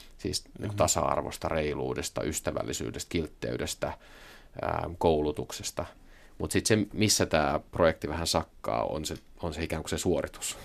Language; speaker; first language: Finnish; native; Finnish